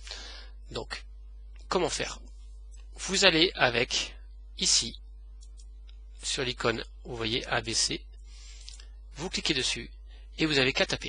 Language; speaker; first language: French; native; French